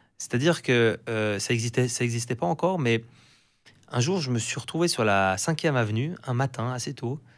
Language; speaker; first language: French; native; French